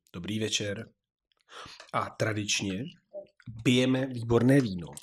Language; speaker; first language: Czech; non-native, fluent; Italian